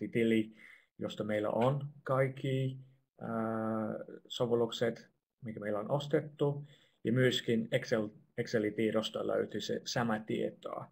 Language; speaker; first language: Finnish; non-native, fluent; English